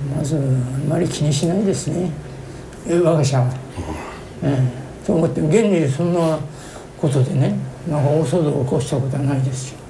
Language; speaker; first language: Japanese; native; Japanese